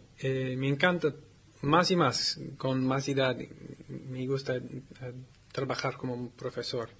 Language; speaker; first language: Spanish; non-native, learner; English